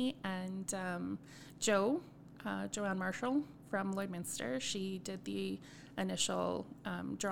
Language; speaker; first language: English; native; English